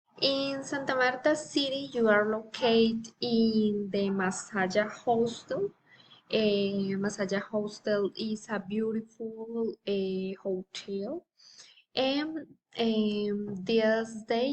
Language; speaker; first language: English; non-native, learner; Spanish